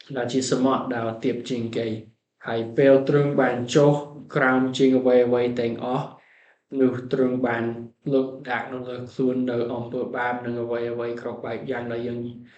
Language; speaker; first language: Khmer; non-native, learner; English